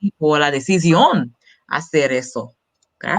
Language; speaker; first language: Spanish; non-native, learner; English